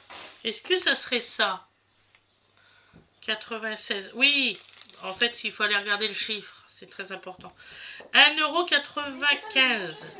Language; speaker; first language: French; native; French